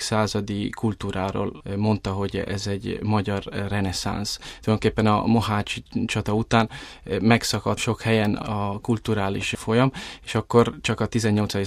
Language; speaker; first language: Hungarian; early bilingual, heritage; Italian